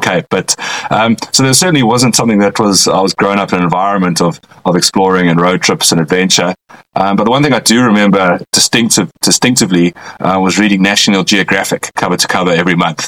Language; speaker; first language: English; native; English